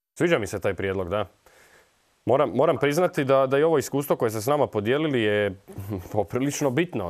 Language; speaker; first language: Serbian; native; Serbian